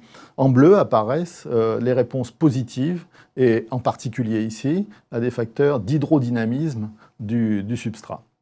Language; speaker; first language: French; native; French